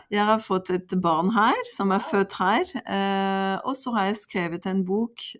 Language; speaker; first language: Norwegian; non-native, fluent; French